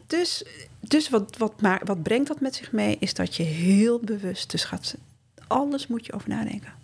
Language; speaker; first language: Dutch; early bilingual, other home language; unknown